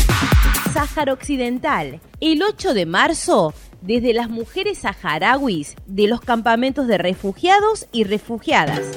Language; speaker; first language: Spanish; native; Spanish